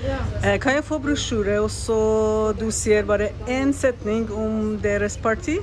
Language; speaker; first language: Norwegian; non-native, learner; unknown